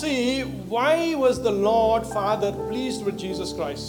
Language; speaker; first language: English; non-native, local second language; Tamil